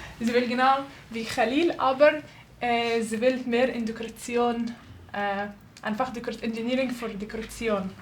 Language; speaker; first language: German; non-native, fluent; Arabic